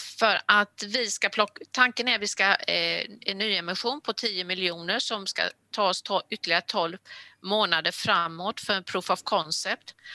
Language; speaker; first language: Swedish; native; Swedish